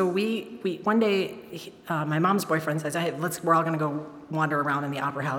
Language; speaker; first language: English; native; English